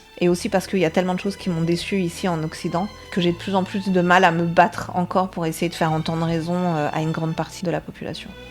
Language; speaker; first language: French; early bilingual, other home language; Persian